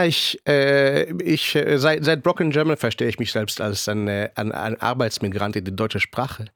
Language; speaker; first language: German; non-native, fluent; Hebrew